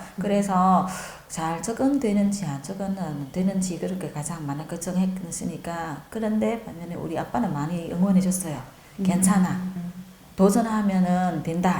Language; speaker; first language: Korean; non-native, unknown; Vietnamese